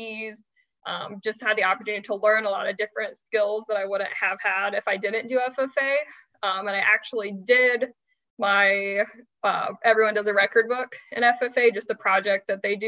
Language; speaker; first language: English; native; English